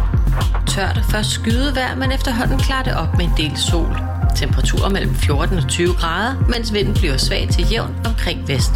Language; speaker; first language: Danish; native; Danish